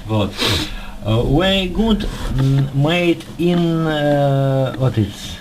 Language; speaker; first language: English; non-native, learner; Russian